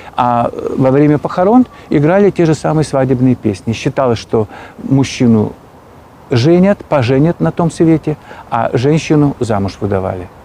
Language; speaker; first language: Russian; non-native, local second language; Chuvash